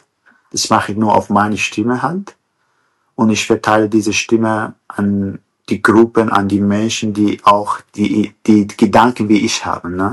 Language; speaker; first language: German; non-native, fluent; Kurdish